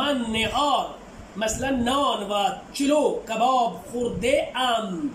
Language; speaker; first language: Persian; non-native, fluent; Urdu